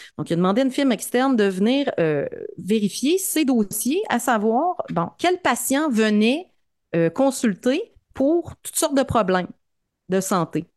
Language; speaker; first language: French; native; French